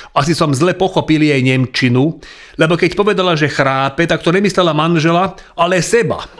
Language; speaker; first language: Slovak; non-native, local second language; Hungarian